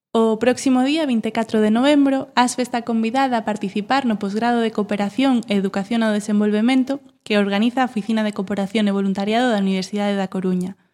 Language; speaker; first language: Galician; non-native, local second language; Spanish